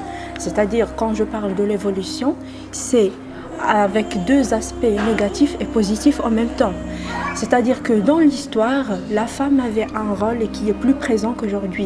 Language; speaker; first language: French; non-native, local second language; Arabic